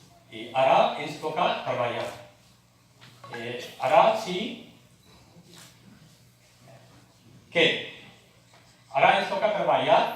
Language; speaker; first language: Catalan; non-native, fluent; Urdu